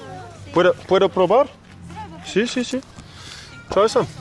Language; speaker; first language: Spanish; non-native, learner; English